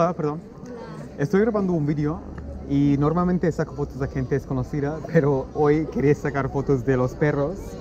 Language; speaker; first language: Spanish; non-native, fluent; English